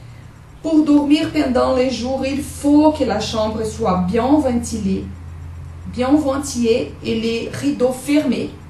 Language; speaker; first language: French; non-native, learner; Portuguese